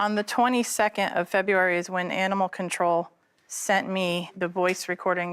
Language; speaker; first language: English; native; English